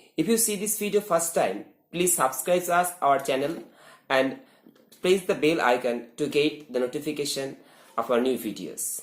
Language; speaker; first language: English; non-native, local second language; Bangla